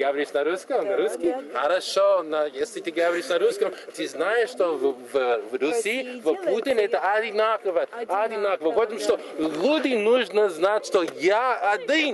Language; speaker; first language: Russian; non-native, learner; English